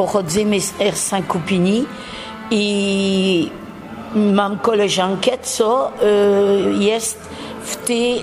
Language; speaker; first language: Polish; early bilingual, heritage; Polish